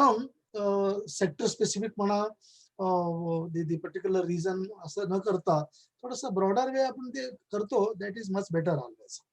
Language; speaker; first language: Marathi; non-native, local second language; Kannada